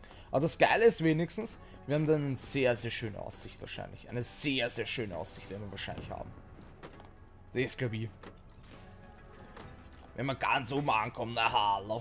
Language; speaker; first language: German; native; German